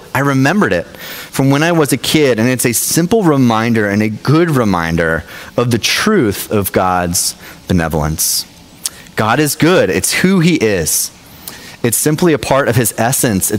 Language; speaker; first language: English; native; English